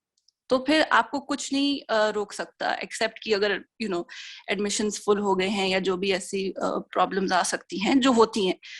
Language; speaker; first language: Hindi; native; Hindi